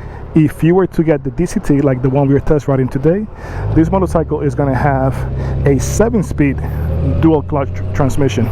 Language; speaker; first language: English; native; English